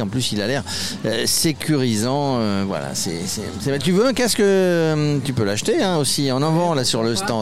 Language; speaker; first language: French; native; French